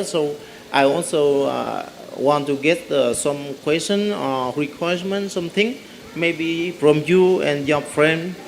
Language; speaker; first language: English; non-native, learner; Vietnamese